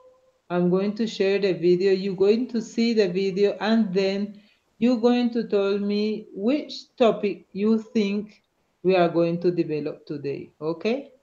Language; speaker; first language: English; non-native, learner; Spanish